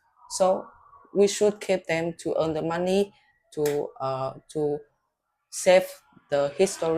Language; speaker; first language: English; non-native, learner; Vietnamese